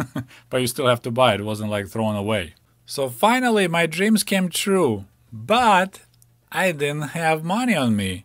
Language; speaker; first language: English; non-native, fluent; Ukrainian